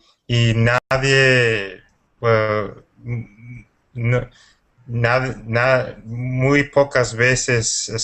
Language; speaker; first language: Spanish; non-native, fluent; English